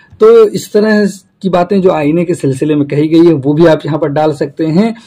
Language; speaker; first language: Urdu; native; Urdu